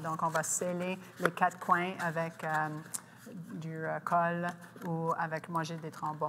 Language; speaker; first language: French; non-native, local second language; English